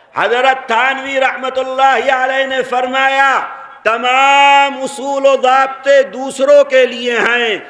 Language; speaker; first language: Urdu; native; Urdu